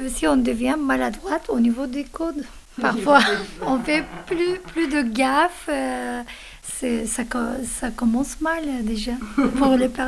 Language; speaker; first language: French; non-native, fluent; Kurdish